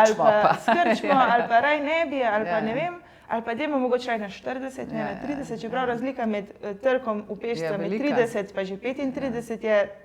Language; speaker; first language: Slovenian; native; Slovenian